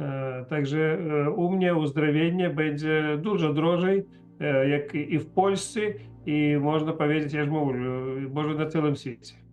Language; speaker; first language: Polish; non-native, learner; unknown